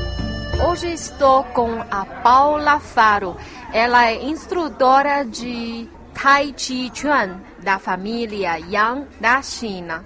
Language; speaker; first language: Portuguese; non-native, fluent; Chinese